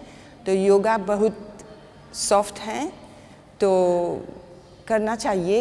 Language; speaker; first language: Hindi; non-native, local second language; Morisyen